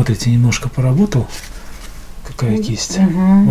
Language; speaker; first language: Russian; native; Russian